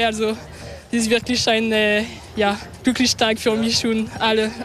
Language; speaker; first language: German; non-native, learner; French